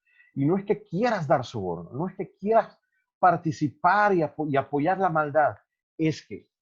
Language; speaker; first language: Spanish; native; Spanish